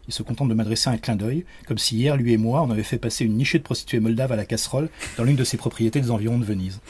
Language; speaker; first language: French; native; French